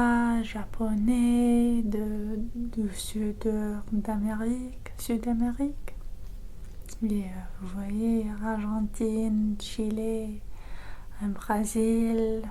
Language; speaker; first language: French; non-native, fluent; English